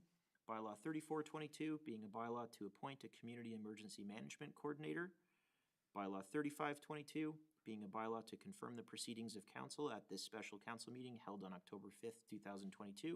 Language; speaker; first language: English; native; English